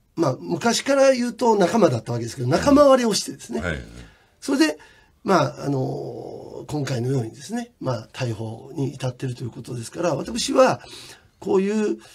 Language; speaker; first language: Japanese; native; Japanese